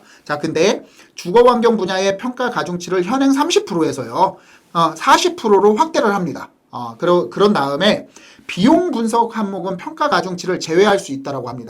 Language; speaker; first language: Korean; native; Korean